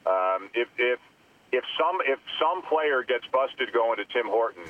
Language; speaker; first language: English; native; English